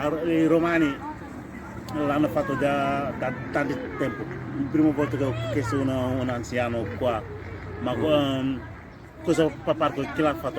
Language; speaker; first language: Italian; non-native, fluent; Wolof